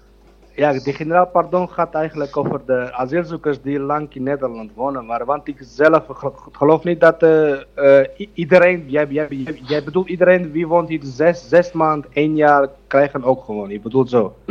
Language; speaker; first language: Dutch; non-native, learner; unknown